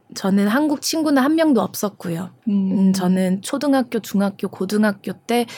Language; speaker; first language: Korean; early bilingual, heritage; Dutch